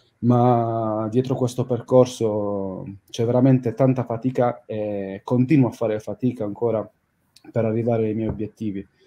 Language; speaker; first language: Italian; native; Italian